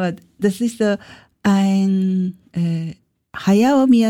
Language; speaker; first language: German; non-native, learner; Japanese